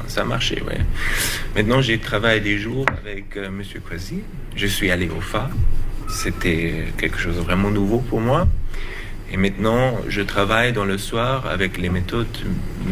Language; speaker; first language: French; non-native, learner; German